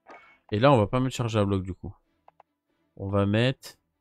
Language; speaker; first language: French; native; French